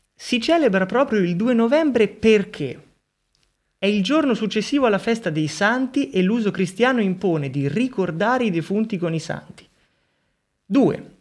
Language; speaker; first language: Italian; native; Italian